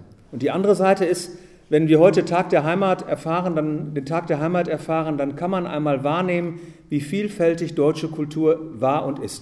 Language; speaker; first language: German; native; German